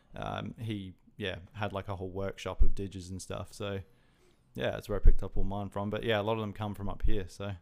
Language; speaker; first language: English; native; English